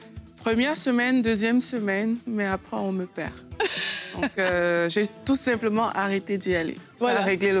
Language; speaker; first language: French; native; French